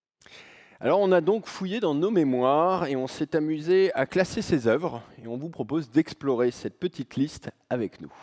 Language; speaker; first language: French; native; French